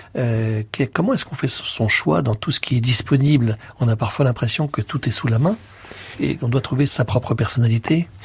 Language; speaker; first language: French; native; French